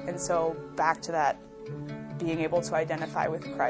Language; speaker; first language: English; native; English